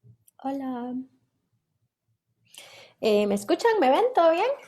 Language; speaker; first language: Spanish; native; Spanish